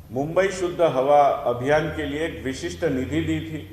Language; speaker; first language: Hindi; non-native, local second language; Marathi